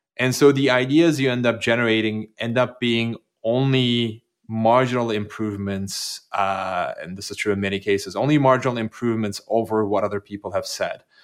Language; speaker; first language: English; non-native, fluent; Turkish